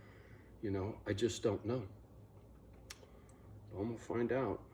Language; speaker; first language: English; native; English